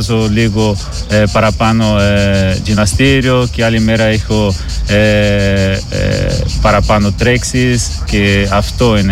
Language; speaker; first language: Greek; non-native, learner; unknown